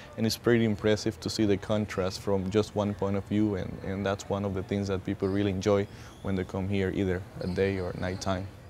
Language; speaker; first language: English; non-native, fluent; Spanish